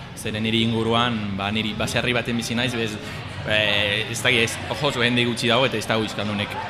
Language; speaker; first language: Basque; non-native, fluent; English